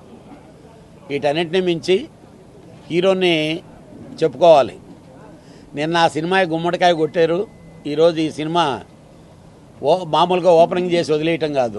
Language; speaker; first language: Telugu; native; Telugu